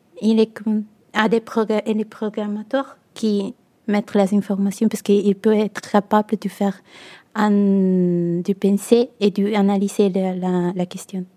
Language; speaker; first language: French; non-native, learner; Italian